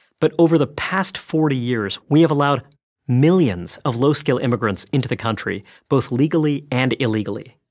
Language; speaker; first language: English; early bilingual, other home language; Bangla